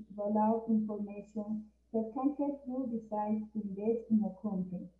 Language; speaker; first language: English; non-native, learner; Spanish